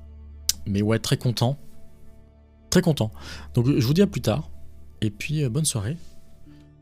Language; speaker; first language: French; native; French